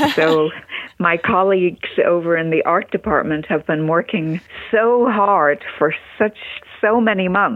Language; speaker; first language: English; native; English